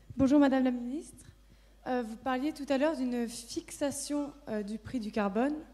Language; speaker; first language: French; native; French